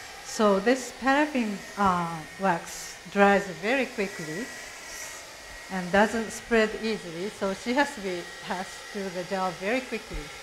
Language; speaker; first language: English; non-native, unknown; Japanese